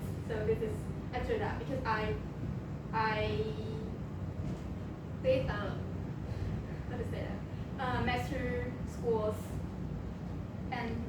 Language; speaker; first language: English; non-native, local second language; Chinese